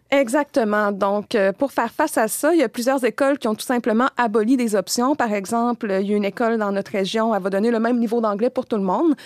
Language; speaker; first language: French; native; French